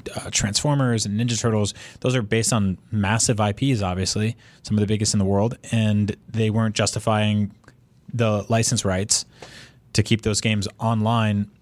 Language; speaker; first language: English; native; English